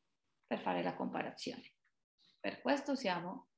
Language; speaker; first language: Italian; non-native, fluent; Spanish